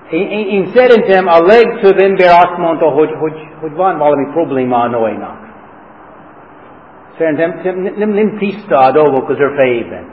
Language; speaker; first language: Hungarian; non-native, fluent; English